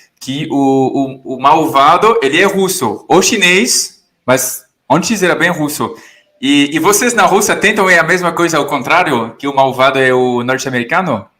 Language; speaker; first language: Portuguese; non-native, fluent; French